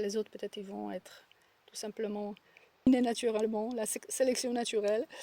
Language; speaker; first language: French; non-native, fluent; Polish